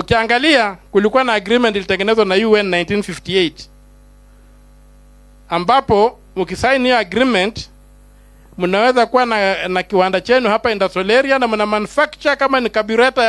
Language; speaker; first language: Swahili; non-native, local second language; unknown